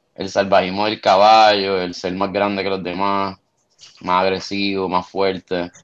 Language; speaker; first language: Spanish; native; Spanish